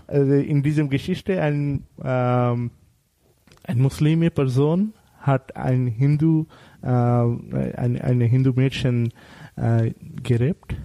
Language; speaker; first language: German; non-native, learner; Bangla